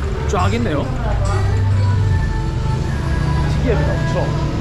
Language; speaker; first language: Korean; native; Korean